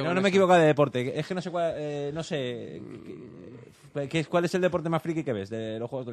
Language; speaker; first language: Spanish; native; Spanish